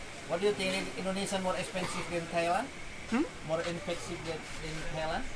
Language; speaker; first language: English; non-native, learner; Indonesian